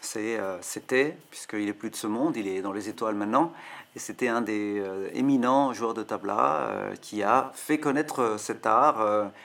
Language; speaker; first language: French; native; French